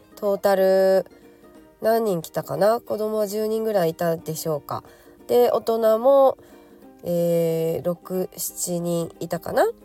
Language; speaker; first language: Japanese; native; Japanese